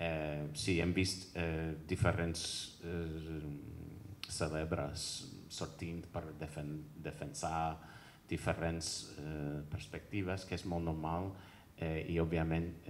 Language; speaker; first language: Catalan; non-native, fluent; English